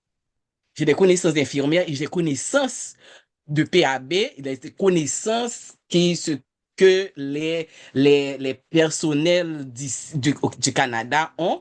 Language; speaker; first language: French; non-native, local second language; Haitian Creole